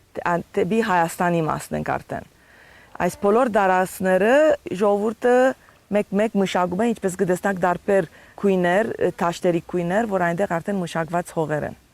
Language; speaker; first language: Armenian; early bilingual, heritage; Armenian